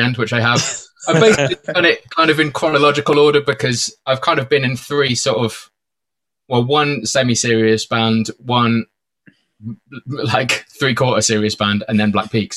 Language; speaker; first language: English; native; English